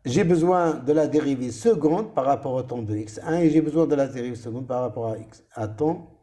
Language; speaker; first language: French; non-native, local second language; Arabic